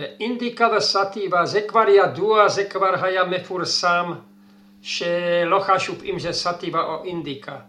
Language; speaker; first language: Hebrew; non-native, fluent; Czech